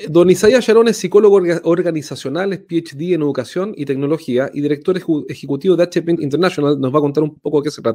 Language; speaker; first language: Spanish; native; Spanish